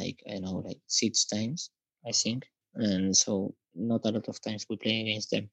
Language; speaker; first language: English; non-native, learner; Spanish